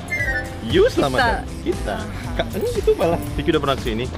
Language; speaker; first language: Indonesian; native; Indonesian